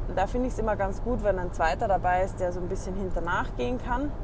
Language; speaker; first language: German; native; German